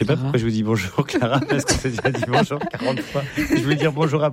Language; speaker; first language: French; native; French